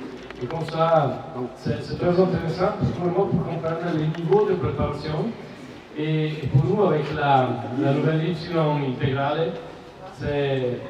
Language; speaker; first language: French; non-native, fluent; Italian